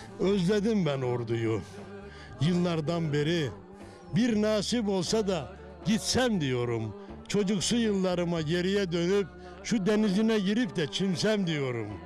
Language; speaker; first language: Turkish; native; Turkish